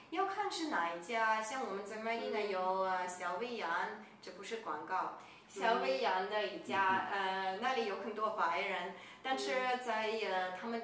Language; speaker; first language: Chinese; non-native, fluent; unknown